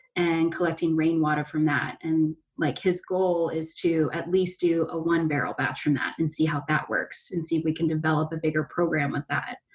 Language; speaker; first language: English; native; English